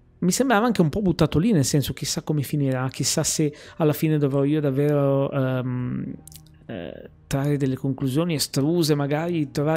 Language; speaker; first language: Italian; native; Italian